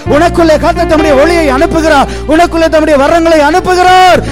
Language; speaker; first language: Tamil; native; Tamil